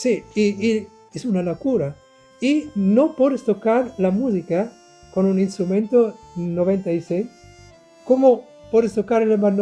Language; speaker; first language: Spanish; non-native, learner; German